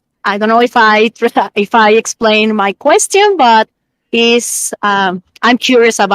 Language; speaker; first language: English; non-native, learner; Spanish